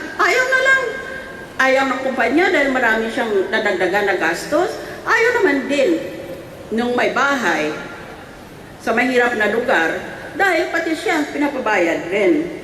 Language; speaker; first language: Filipino; native; Filipino